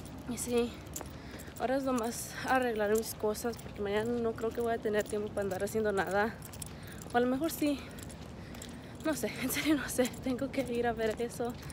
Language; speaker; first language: Spanish; early bilingual, heritage; Spanish